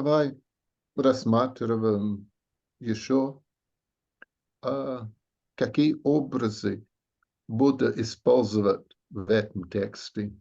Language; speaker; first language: Russian; non-native, fluent; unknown